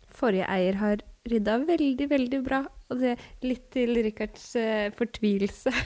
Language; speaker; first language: Norwegian; native; Norwegian